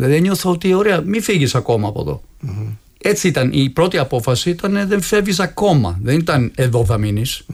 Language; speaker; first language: Greek; non-native, fluent; English